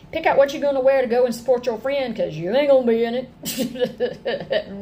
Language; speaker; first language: English; native; English